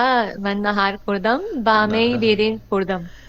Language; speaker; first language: Persian; non-native, learner; Urdu